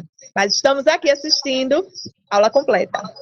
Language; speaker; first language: Portuguese; native; Portuguese